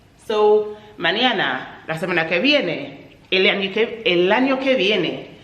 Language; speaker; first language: Spanish; non-native, fluent; English